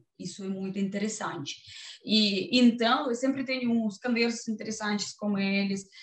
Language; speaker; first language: Portuguese; non-native, learner; Russian